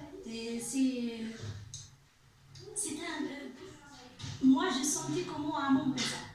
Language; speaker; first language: French; non-native, learner; Arabic